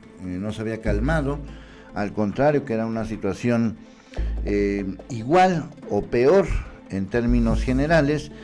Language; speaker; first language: Spanish; native; Spanish